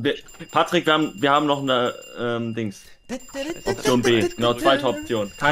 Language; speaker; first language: German; native; German